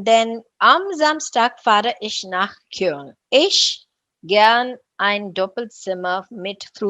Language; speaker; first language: German; non-native, learner; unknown